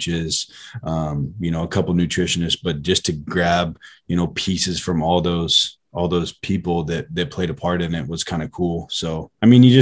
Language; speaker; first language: English; native; English